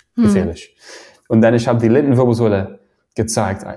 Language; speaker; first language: German; non-native, fluent; English